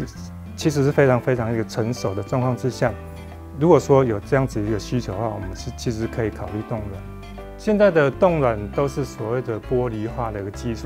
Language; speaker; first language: Chinese; native; Chinese